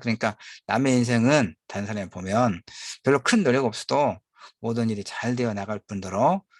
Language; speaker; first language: Korean; native; Korean